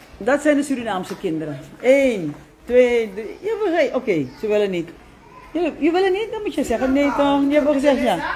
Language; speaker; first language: Dutch; native; Dutch